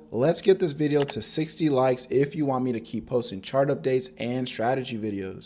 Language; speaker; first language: English; native; English